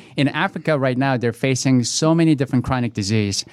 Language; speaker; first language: English; early bilingual, other home language; Korean